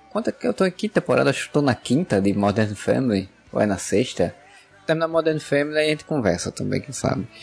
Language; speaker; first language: Portuguese; native; Portuguese